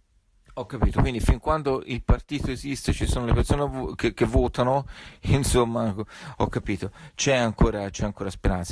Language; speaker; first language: Italian; native; Italian